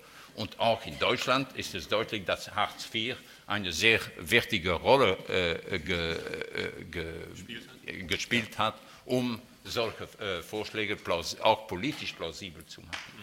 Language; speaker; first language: German; non-native, fluent; French